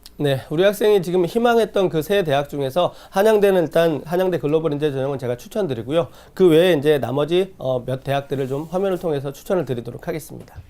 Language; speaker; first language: Korean; native; Korean